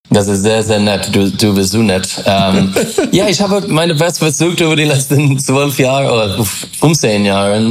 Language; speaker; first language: German; non-native, learner; English